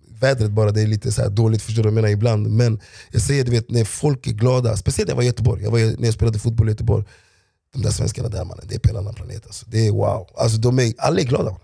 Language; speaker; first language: Swedish; early bilingual, other home language; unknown